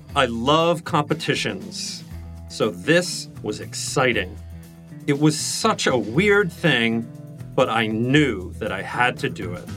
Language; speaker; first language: English; native; English